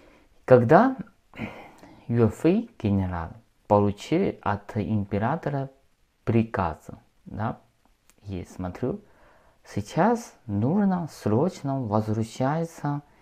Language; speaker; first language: Russian; non-native, learner; Chinese